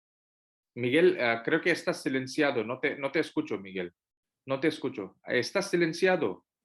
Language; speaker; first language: Spanish; non-native, fluent; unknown